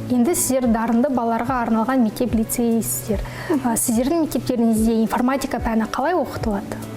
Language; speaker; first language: Kazakh; native; Kazakh